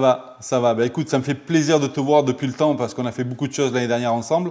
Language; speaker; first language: French; native; French